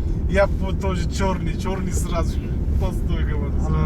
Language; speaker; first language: Russian; non-native, learner; Uzbek